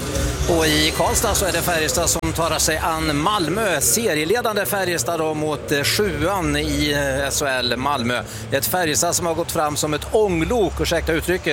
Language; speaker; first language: Swedish; native; Swedish